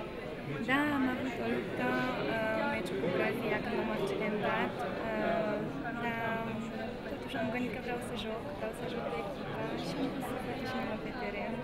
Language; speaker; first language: Romanian; non-native, local second language; Hungarian